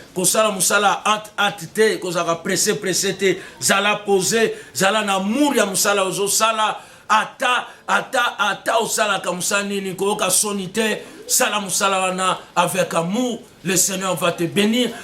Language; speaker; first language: Lingala; native; Lingala